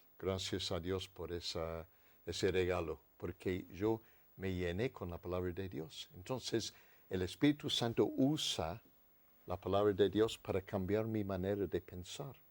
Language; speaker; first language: Spanish; non-native, fluent; English